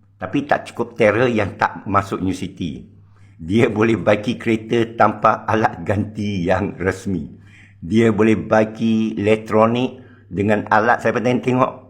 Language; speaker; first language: Malay; non-native, local second language; Chinese